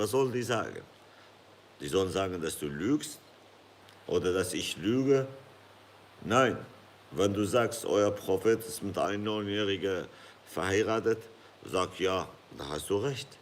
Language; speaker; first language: German; non-native, fluent; Kurdish